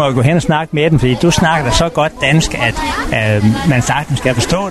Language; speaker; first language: Danish; native; Danish